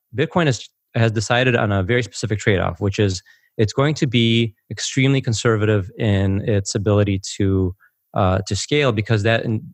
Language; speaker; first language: English; native; English